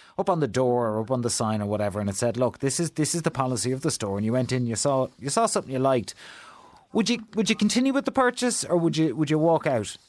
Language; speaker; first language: English; native; English